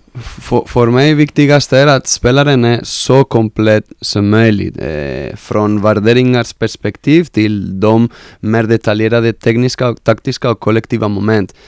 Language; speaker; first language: Swedish; non-native, fluent; Spanish